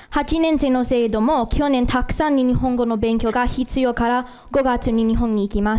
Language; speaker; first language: Japanese; non-native, learner; English